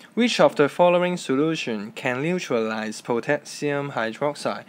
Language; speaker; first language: English; non-native, local second language; Chinese